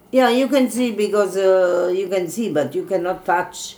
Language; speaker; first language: English; non-native, fluent; Italian